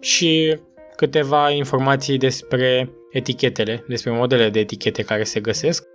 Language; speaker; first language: Romanian; native; Romanian